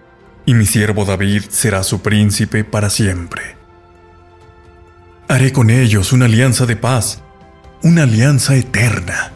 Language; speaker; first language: Spanish; native; Spanish